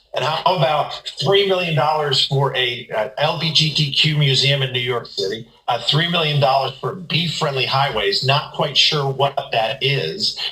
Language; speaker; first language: English; native; English